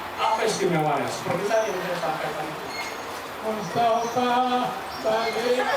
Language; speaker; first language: Indonesian; non-native, local second language; Batak Toba